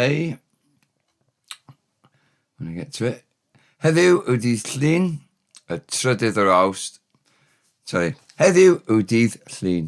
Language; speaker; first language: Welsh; non-native, learner; English